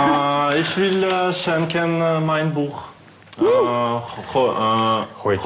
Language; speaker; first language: German; non-native, learner; Russian